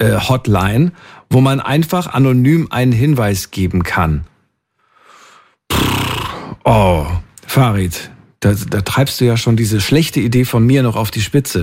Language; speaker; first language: German; native; German